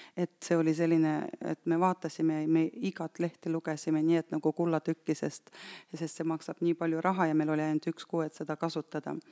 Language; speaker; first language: Estonian; non-native, local second language; Russian